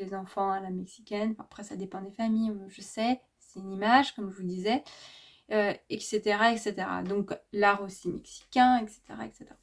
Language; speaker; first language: French; native; French